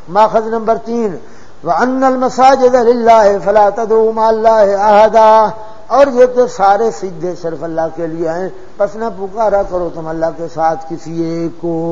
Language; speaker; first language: Urdu; non-native, local second language; Punjabi